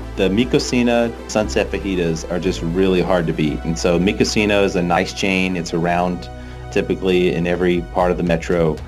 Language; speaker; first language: English; native; English